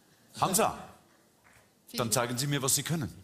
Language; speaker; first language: German; native; German